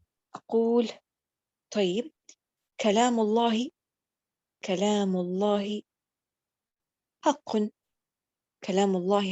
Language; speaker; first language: Arabic; non-native, fluent; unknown